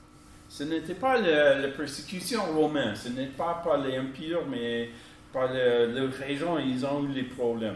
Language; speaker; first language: French; non-native, fluent; English